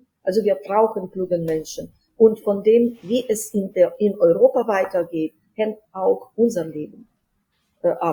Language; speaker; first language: German; non-native, fluent; Ukrainian